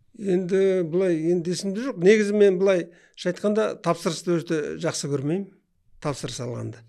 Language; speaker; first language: Kazakh; native; Kazakh